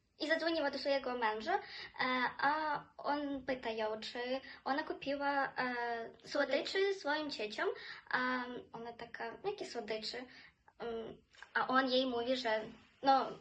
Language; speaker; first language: Polish; non-native, learner; Ukrainian